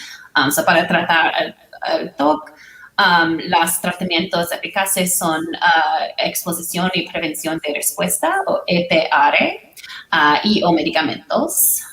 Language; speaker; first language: Spanish; non-native, learner; English